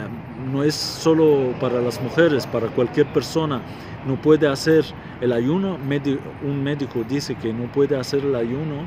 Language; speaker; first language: Spanish; non-native, fluent; Arabic